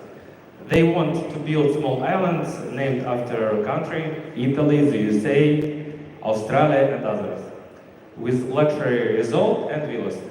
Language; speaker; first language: English; non-native, learner; Russian